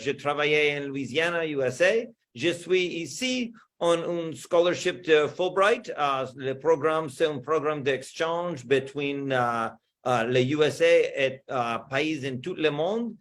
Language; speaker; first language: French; non-native, learner; English